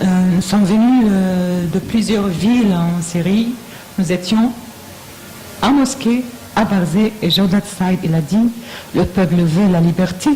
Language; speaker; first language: French; non-native, learner; Arabic